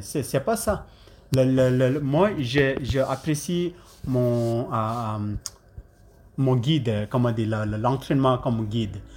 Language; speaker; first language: French; non-native, learner; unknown